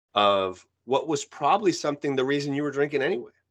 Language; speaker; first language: English; early bilingual, other home language; Spanish